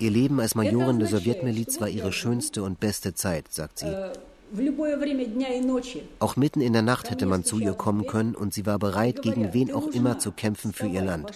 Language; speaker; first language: German; native; German